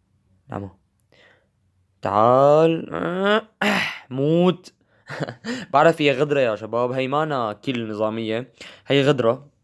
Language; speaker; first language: Arabic; native; Arabic